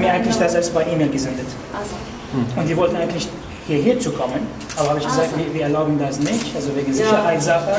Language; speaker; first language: German; non-native, learner; Arabic